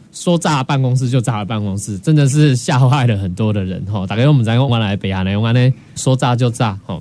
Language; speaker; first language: Chinese; native; Chinese